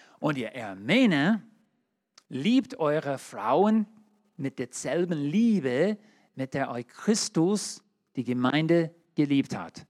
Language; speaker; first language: German; non-native, learner; English